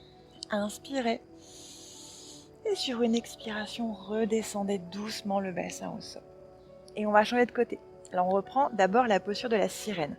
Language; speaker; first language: French; native; French